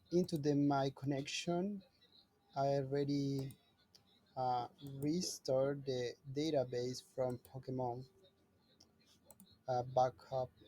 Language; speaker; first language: English; non-native, learner; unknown